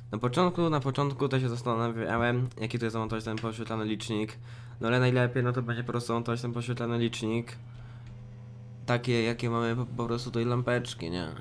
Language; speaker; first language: Polish; native; Polish